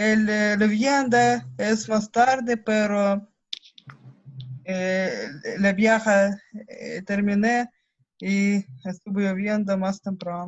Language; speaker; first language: Spanish; non-native, learner; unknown